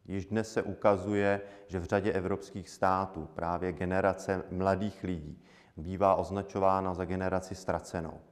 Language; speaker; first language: Czech; native; Czech